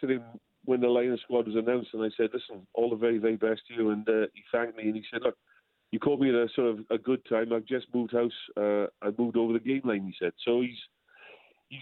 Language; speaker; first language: English; native; English